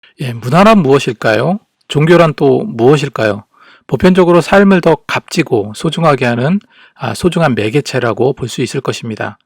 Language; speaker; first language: Korean; native; Korean